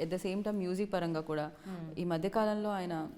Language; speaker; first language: Telugu; native; Telugu